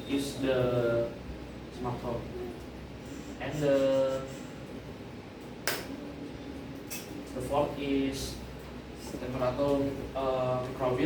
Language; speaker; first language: English; non-native, learner; Indonesian